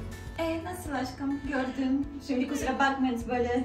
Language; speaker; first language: Turkish; non-native, fluent; Russian